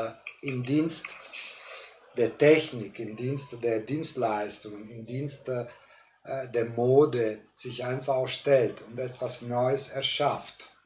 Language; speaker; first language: German; non-native, fluent; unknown